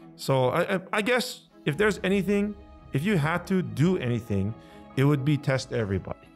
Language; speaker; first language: English; native; English